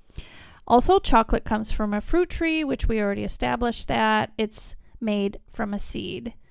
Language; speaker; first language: English; native; English